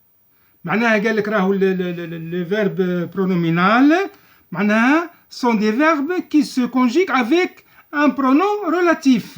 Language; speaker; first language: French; non-native, local second language; Arabic